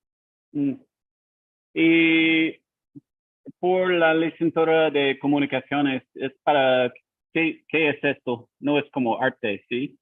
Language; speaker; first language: Spanish; non-native, learner; English